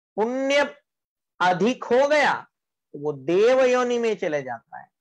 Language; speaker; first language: Hindi; non-native, local second language; Marathi